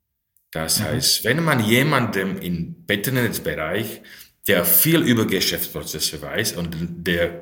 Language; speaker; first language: German; non-native, fluent; Slovak